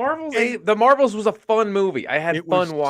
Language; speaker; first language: English; native; English